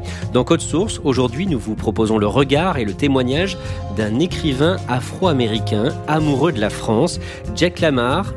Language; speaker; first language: French; native; French